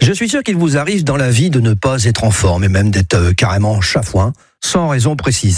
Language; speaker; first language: French; native; French